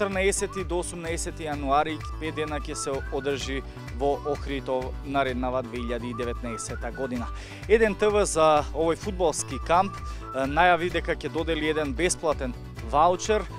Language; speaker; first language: Macedonian; native; Macedonian